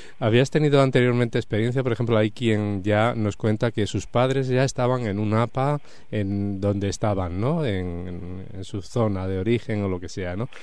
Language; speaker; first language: Spanish; native; Spanish